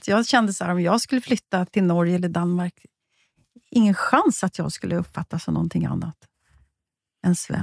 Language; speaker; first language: Swedish; native; Swedish